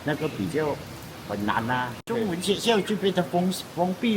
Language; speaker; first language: Chinese; non-native, local second language; Hakka Chinese